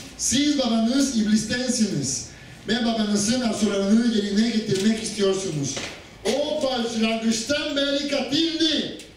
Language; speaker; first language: Turkish; non-native, fluent; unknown